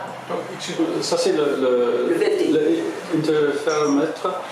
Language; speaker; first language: French; non-native, fluent; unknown